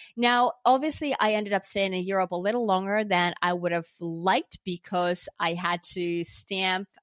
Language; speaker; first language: English; non-native, fluent; Finnish